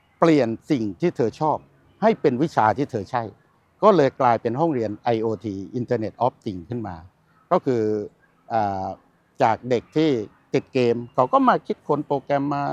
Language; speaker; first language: Thai; native; Thai